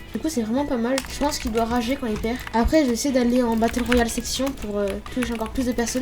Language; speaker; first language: French; native; French